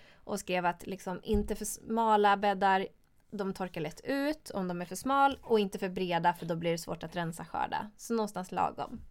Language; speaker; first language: Swedish; native; Swedish